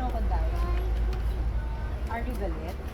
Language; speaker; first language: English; non-native, local second language; Filipino